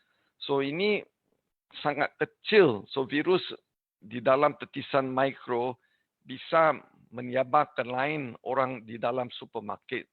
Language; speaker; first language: Indonesian; non-native, learner; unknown